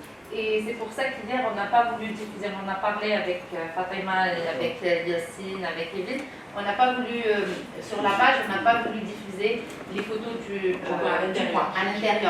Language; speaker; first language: French; non-native, local second language; Arabic